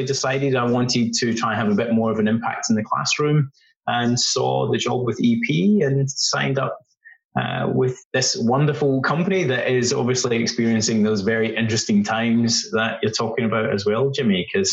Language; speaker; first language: English; native; English